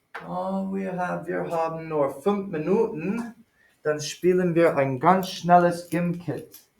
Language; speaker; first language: German; non-native, fluent; English